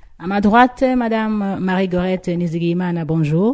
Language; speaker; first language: French; non-native, local second language; Rundi